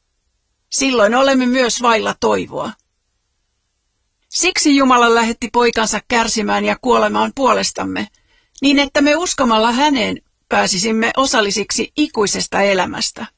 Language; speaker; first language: Finnish; native; Finnish